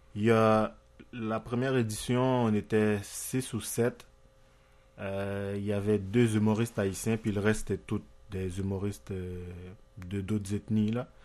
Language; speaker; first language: French; non-native, local second language; Haitian Creole